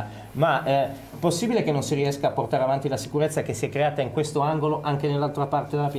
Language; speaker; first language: Italian; native; Italian